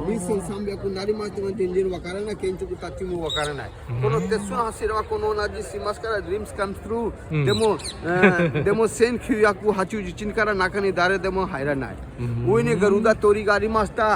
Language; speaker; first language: Japanese; non-native, learner; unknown